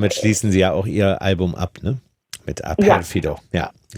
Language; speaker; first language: German; native; German